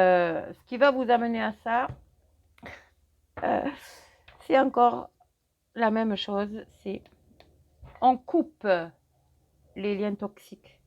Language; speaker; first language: French; native; French